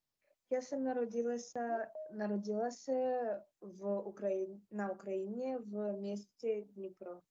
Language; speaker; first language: Czech; non-native, learner; Ukrainian